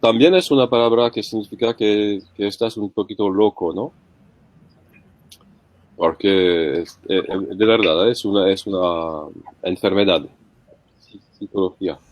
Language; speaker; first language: Spanish; non-native, learner; French